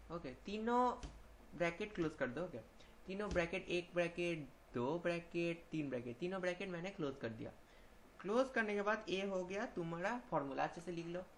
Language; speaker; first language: Hindi; non-native, local second language; Bangla